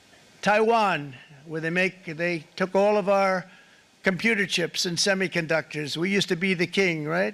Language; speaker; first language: English; native; English